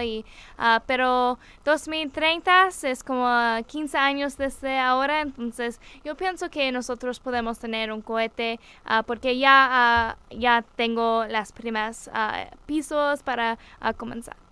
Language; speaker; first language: Spanish; non-native, learner; English